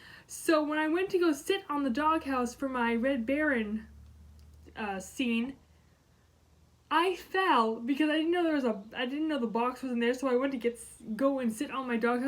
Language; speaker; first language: English; native; English